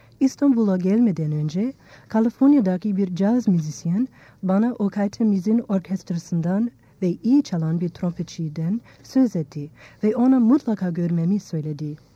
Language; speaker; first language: Turkish; non-native, fluent; English